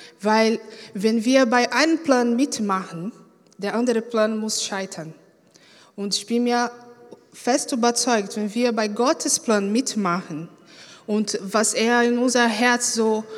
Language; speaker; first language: German; non-native, fluent; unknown